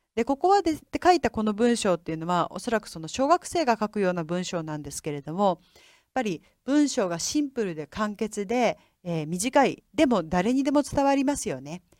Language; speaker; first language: Japanese; native; Japanese